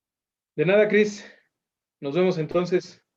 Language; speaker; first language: Spanish; native; Spanish